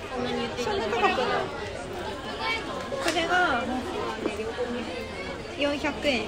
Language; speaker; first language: Japanese; native; Japanese